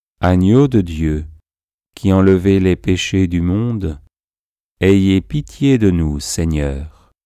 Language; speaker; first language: French; native; French